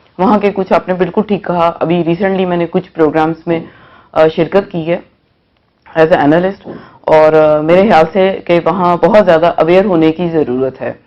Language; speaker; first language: Urdu; native; Urdu